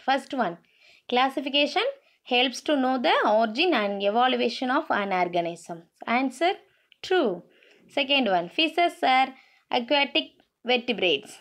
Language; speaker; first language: English; non-native, local second language; Tamil